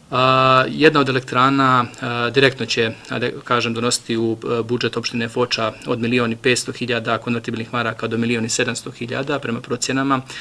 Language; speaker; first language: Bosnian; native; Bosnian